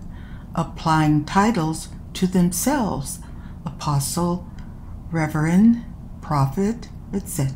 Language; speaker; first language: English; native; English